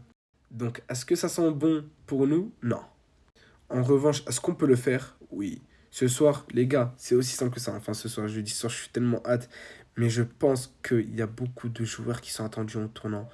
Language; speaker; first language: French; native; French